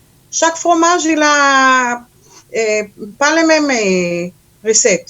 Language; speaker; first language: French; non-native, learner; Hebrew